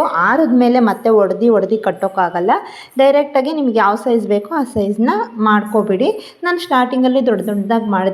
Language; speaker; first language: Kannada; native; Kannada